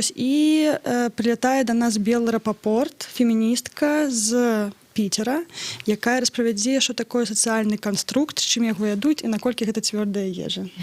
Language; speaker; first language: Belarusian; non-native, local second language; Russian